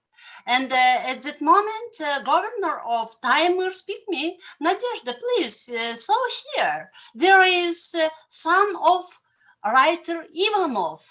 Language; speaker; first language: English; non-native, learner; Russian